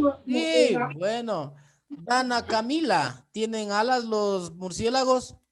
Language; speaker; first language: Spanish; native; Spanish